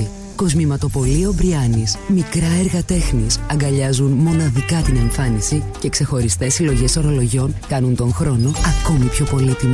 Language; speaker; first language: Greek; native; Greek